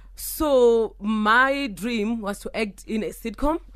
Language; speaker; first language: English; non-native, local second language; Northern Sotho